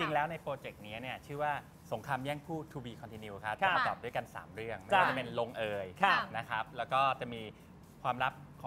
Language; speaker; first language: Thai; native; Thai